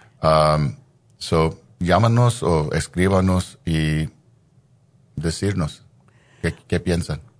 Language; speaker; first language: Spanish; early bilingual, heritage; Spanish